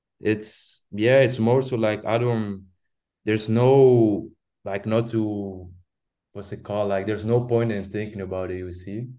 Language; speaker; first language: English; non-native, fluent; French